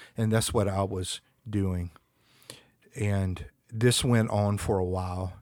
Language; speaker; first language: English; native; English